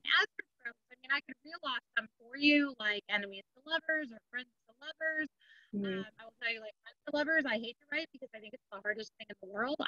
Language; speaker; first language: English; native; English